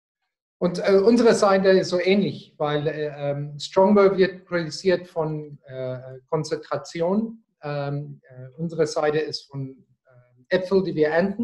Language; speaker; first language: German; non-native, fluent; Afrikaans